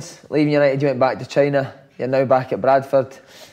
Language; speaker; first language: English; native; English